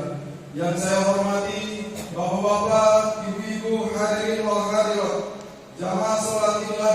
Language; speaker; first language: Indonesian; native; Indonesian